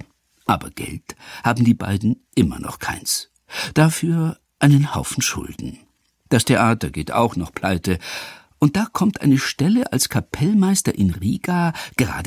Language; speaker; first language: German; native; German